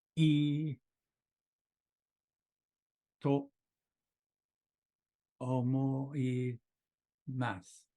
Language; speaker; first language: Japanese; non-native, learner; English